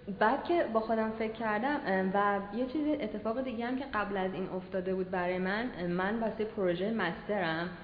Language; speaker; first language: Persian; native; Persian